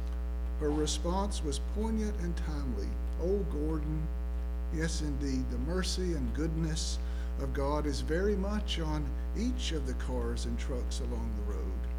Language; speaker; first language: English; native; English